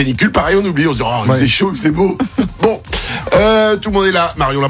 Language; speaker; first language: French; native; French